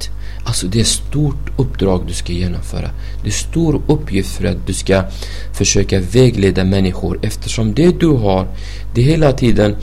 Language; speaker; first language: Swedish; non-native, fluent; Arabic